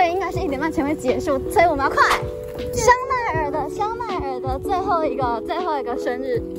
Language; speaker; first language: Chinese; native; Chinese